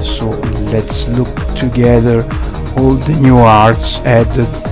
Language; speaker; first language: English; non-native, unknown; Italian